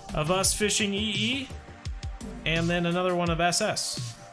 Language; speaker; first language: English; native; English